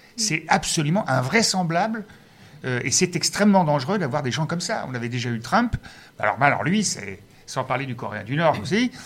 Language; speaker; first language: French; native; French